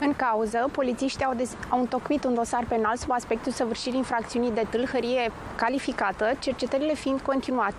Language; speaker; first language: Romanian; native; Romanian